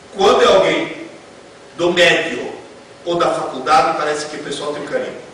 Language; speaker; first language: Portuguese; non-native, fluent; Italian